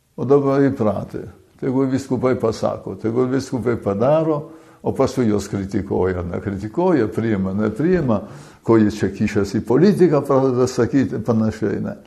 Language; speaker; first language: Lithuanian; early bilingual, heritage; Lithuanian